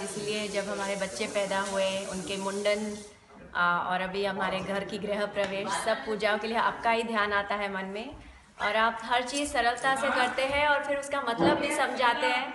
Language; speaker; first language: Hindi; native; Hindi